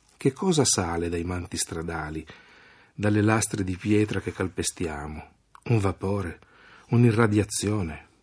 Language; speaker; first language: Italian; native; Italian